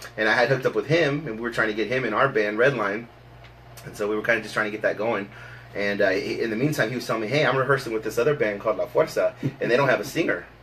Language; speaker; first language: English; native; English